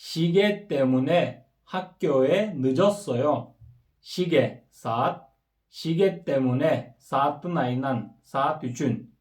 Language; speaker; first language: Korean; non-native, fluent; Kyrgyz